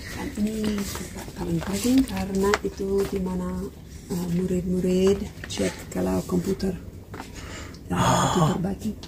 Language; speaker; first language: Indonesian; non-native, fluent; English